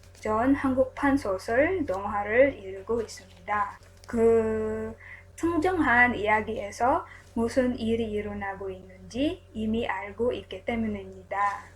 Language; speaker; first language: Korean; non-native, learner; Filipino